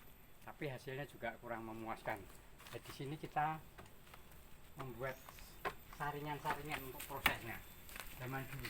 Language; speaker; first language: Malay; non-native, local second language; Javanese